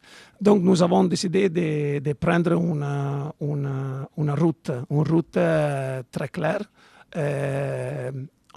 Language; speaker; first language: French; non-native, fluent; Italian